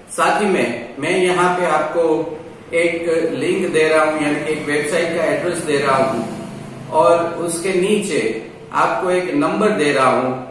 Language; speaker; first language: Hindi; non-native, local second language; Gujarati